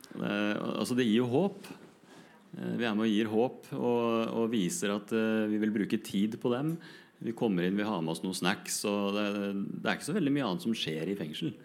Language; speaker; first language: Norwegian; native; Norwegian